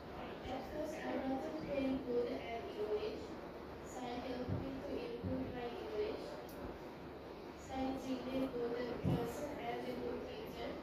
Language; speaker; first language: English; non-native, learner; Bangla